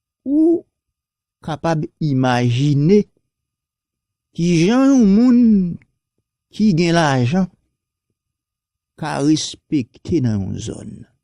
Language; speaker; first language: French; non-native, local second language; Haitian Creole